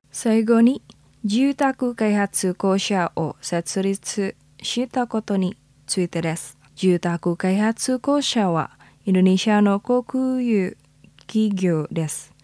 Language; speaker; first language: Japanese; non-native, fluent; Indonesian